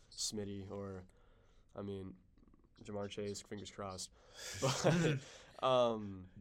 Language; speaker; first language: English; native; English